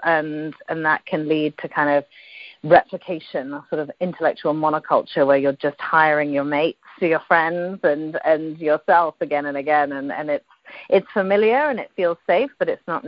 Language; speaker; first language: English; native; English